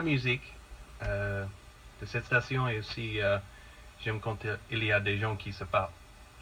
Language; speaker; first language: French; non-native, fluent; English